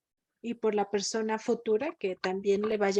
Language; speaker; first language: Spanish; native; Spanish